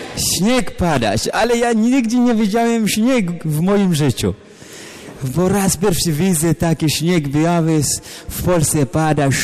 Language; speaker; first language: Polish; non-native, learner; Amharic